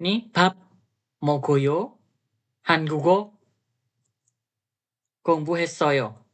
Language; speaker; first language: Korean; non-native, fluent; Indonesian